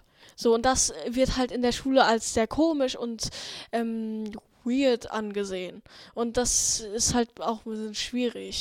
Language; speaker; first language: German; native; German